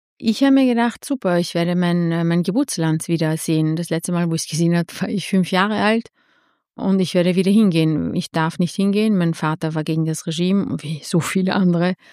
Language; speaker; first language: German; early bilingual, other home language; Armenian